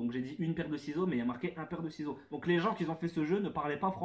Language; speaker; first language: French; native; French